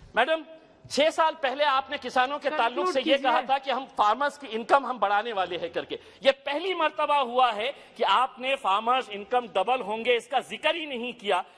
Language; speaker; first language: Hindi; non-native, local second language; Urdu